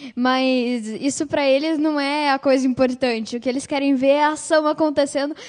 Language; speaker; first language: Portuguese; native; Portuguese